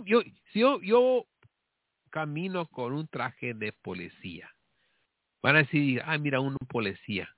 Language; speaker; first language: Spanish; early bilingual, heritage; Spanish